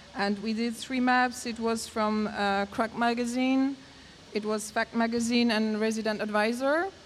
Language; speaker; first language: English; non-native, learner; Polish